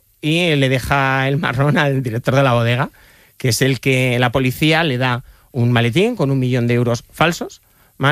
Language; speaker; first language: Spanish; native; Spanish